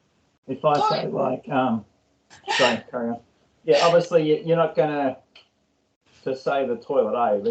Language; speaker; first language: English; non-native, learner; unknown